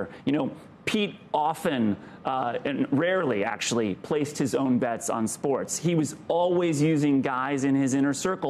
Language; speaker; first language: English; native; English